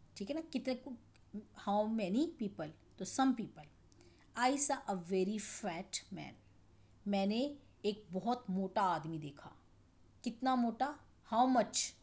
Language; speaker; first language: Hindi; native; Hindi